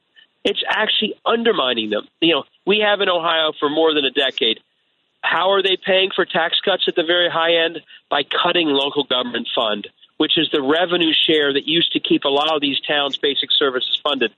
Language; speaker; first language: English; native; English